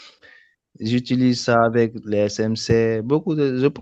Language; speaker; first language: French; non-native, learner; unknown